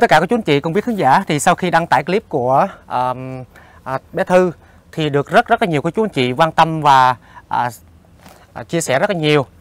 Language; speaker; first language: Vietnamese; native; Vietnamese